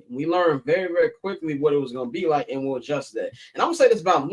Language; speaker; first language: English; native; English